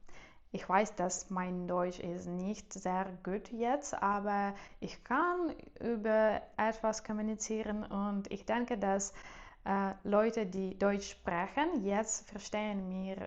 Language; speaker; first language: German; non-native, learner; Russian